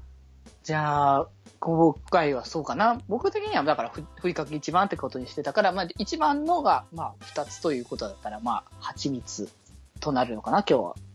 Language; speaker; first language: Japanese; native; Japanese